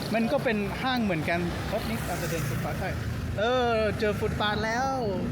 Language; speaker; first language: Thai; non-native, fluent; English